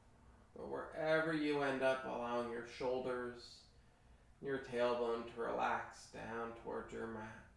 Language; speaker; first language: English; native; English